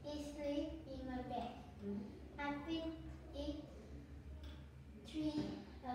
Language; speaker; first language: English; non-native, learner; Vietnamese